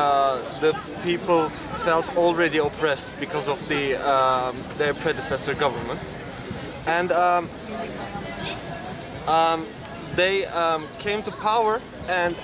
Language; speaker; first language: English; non-native, fluent; Turkish